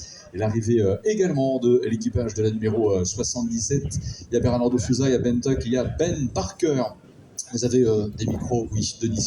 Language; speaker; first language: French; native; French